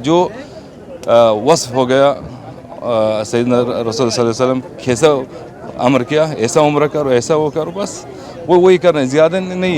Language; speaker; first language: Hindi; non-native, learner; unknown